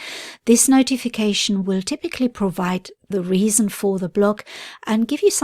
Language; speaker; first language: English; native; English